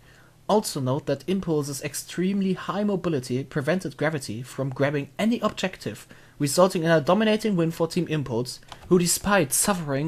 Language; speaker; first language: English; non-native, fluent; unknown